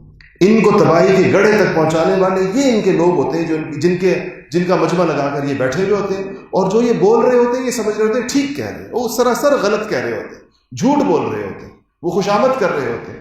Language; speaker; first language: Urdu; native; Urdu